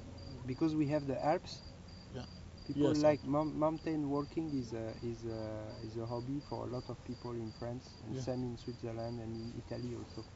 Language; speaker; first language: English; non-native, learner; French